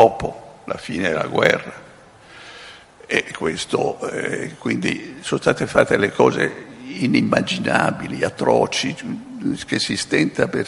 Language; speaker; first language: Italian; native; Italian